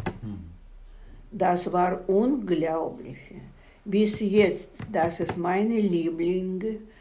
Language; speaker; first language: German; non-native, learner; Russian